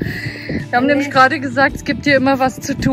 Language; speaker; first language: German; native; German